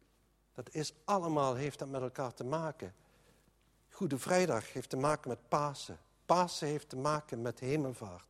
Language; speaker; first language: Dutch; native; Dutch